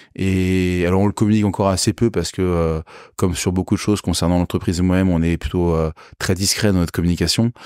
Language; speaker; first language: French; native; French